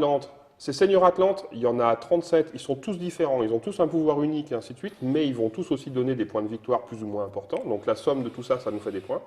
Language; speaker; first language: French; native; French